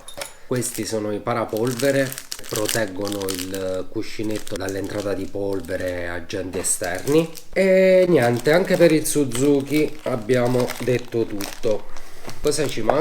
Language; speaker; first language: Italian; native; Italian